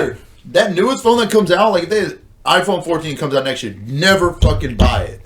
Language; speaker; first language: English; native; English